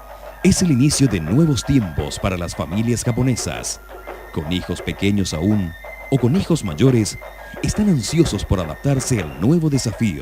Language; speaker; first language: Spanish; native; Spanish